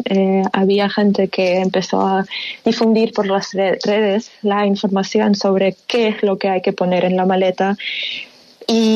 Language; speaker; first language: Spanish; non-native, fluent; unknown